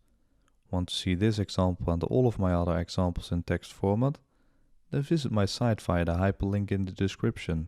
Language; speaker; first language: English; non-native, fluent; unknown